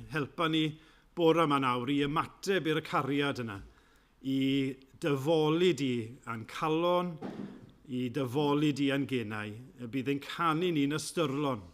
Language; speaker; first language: Welsh; native; Welsh